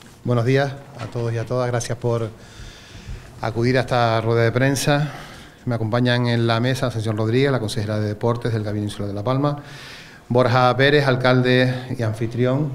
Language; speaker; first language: Spanish; native; Spanish